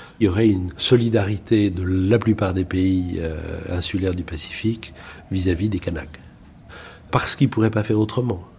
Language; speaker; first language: French; native; French